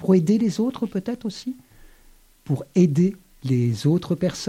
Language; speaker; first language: French; native; French